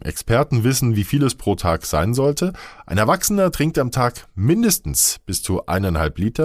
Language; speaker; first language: German; native; German